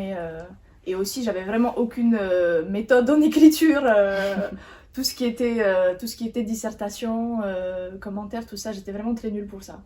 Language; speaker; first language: French; native; French